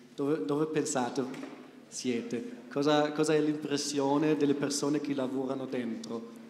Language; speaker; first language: Italian; non-native, learner; German